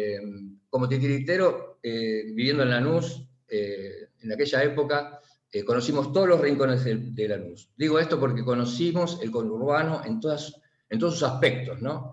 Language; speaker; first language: Spanish; native; Spanish